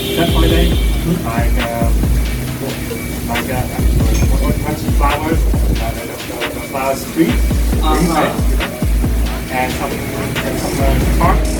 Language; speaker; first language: English; non-native, fluent; Vietnamese